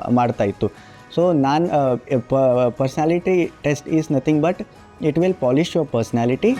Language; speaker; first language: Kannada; non-native, local second language; Urdu